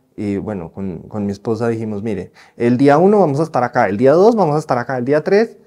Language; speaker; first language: Spanish; native; Spanish